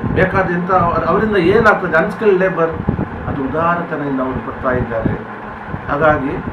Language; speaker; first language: Kannada; non-native, local second language; Konkani